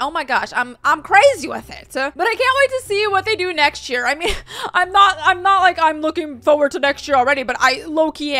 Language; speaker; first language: English; native; English